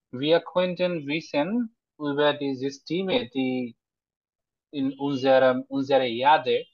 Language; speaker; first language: German; non-native, fluent; Bangla